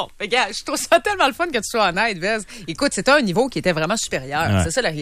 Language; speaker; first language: French; native; French